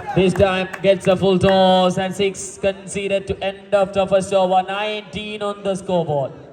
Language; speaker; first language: English; non-native, local second language; Malayalam